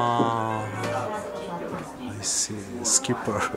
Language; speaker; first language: English; non-native, learner; Japanese